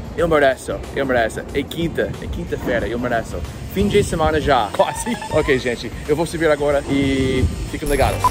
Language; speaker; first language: Portuguese; non-native, fluent; English